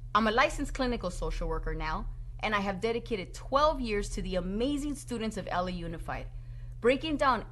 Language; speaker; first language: English; native; English